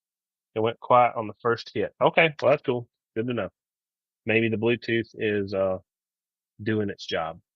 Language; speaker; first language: English; native; English